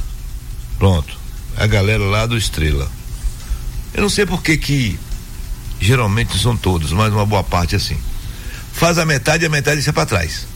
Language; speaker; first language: Portuguese; native; Portuguese